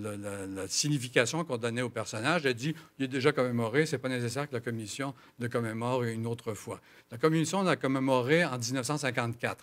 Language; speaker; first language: French; native; French